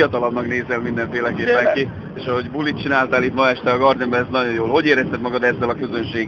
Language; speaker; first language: Hungarian; native; Hungarian